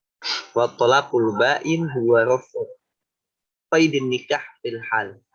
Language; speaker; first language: Arabic; non-native, learner; Indonesian